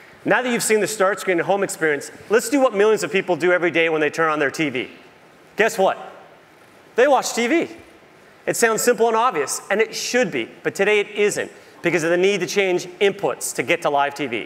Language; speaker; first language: English; native; English